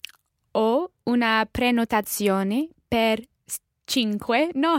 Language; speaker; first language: Italian; non-native, learner; English